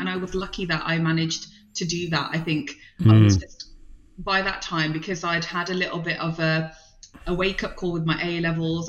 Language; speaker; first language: English; non-native, local second language; Punjabi